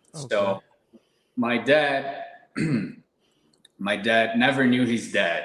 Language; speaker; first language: English; non-native, fluent; Portuguese